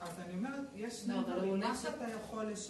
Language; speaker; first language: Hebrew; native; Hebrew